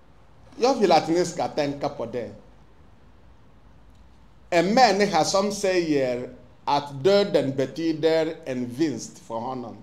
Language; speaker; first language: Swedish; non-native, fluent; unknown